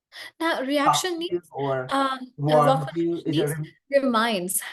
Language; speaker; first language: Persian; non-native, learner; English